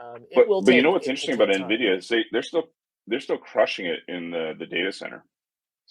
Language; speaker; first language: English; native; English